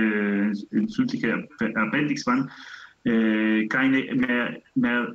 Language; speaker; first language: German; non-native, learner; Spanish